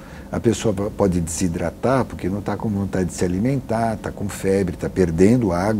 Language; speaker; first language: Portuguese; native; Portuguese